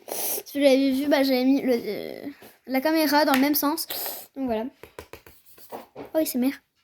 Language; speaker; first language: French; native; French